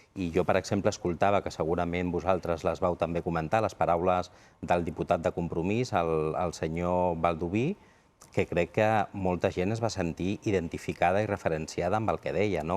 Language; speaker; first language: Catalan; non-native, local second language; Spanish